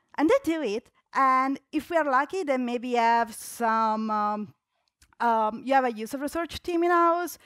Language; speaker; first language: English; non-native, fluent; Italian